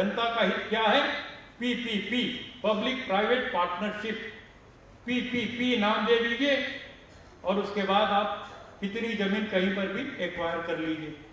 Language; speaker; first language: Hindi; non-native, local second language; Telugu